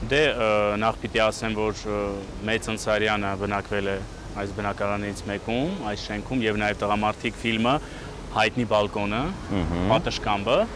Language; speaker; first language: Armenian; early bilingual, heritage; Armenian